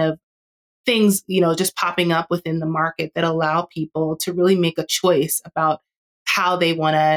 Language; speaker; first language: English; native; English